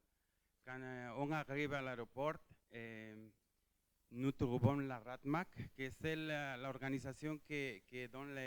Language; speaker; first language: French; non-native, learner; Spanish